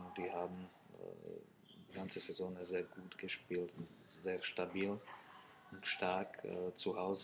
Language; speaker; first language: German; non-native, learner; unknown